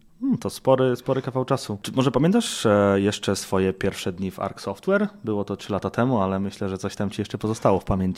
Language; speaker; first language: Polish; native; Polish